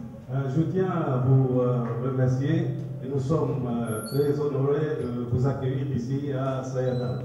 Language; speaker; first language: French; non-native, local second language; Arabic